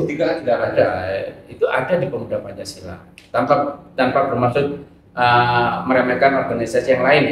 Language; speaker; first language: Indonesian; native; Indonesian